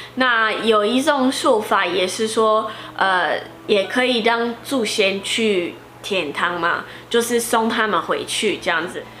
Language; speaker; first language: Chinese; non-native, fluent; Portuguese